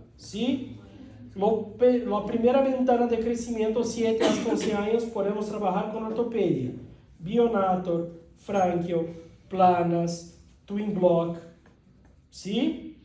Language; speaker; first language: Spanish; non-native, fluent; Portuguese